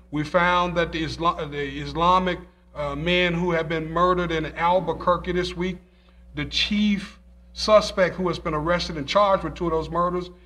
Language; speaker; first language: English; native; English